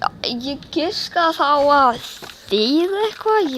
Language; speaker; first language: Icelandic; early bilingual, heritage; Swedish